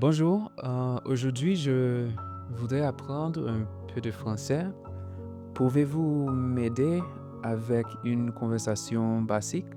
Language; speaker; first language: French; non-native, learner; Haitian Creole